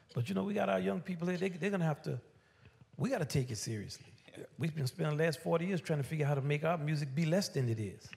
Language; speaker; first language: English; native; English